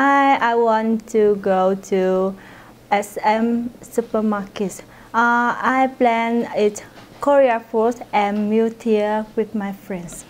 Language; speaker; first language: English; non-native, learner; Vietnamese